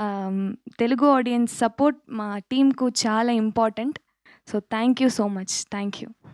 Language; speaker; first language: Telugu; non-native, learner; Tamil